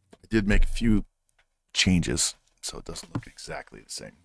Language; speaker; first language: English; native; English